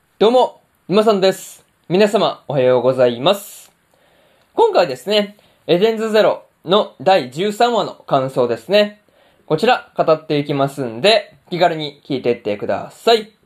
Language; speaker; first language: Japanese; native; Japanese